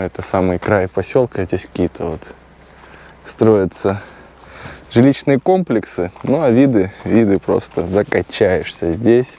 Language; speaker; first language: Russian; native; Russian